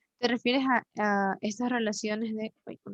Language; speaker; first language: Spanish; native; Spanish